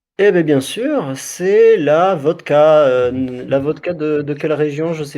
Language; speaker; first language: French; native; French